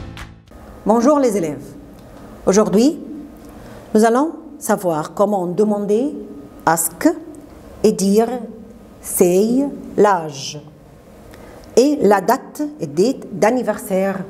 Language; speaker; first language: French; non-native, fluent; Arabic